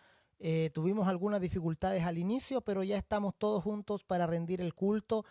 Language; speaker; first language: Spanish; native; Spanish